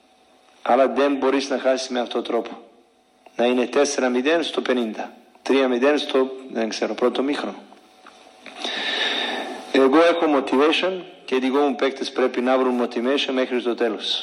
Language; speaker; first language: Greek; non-native, fluent; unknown